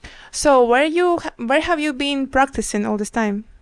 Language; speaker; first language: English; non-native, learner; Ukrainian